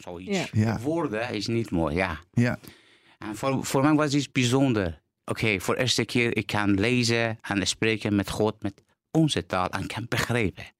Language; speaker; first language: Dutch; non-native, learner; Persian